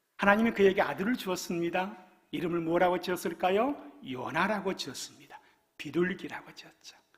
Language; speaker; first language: Korean; native; Korean